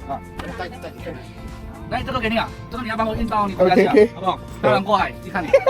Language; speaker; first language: Chinese; native; Chinese